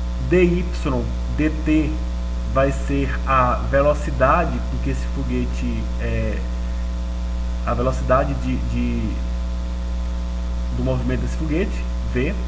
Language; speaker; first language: Portuguese; native; Portuguese